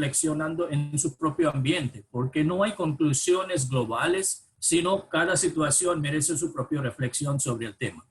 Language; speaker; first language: Spanish; non-native, fluent; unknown